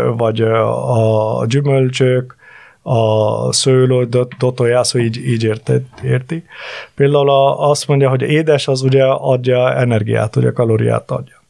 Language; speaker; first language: Hungarian; non-native, fluent; Punjabi